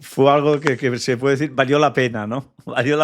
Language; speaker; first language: Spanish; native; Spanish